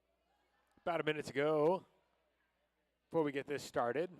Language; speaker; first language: English; native; English